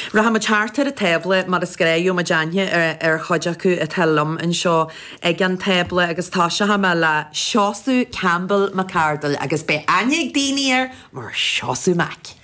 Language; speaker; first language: Irish; native; Irish